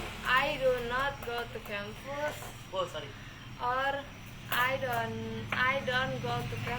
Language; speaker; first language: English; non-native, learner; Indonesian